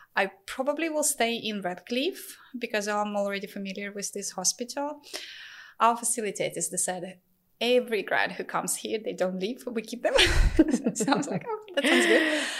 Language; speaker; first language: English; non-native, fluent; Ukrainian